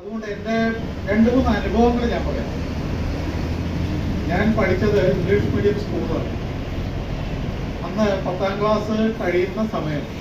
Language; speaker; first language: Malayalam; native; Malayalam